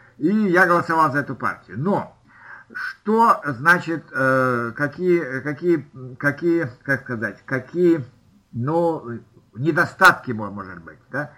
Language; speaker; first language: Russian; native; Russian